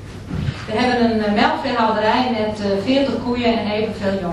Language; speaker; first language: German; non-native, learner; Dutch